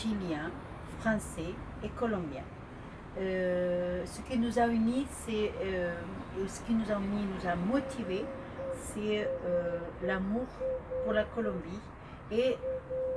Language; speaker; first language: French; non-native, fluent; Spanish